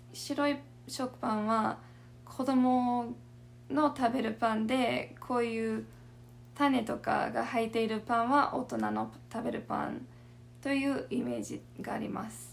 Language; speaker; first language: Japanese; non-native, fluent; English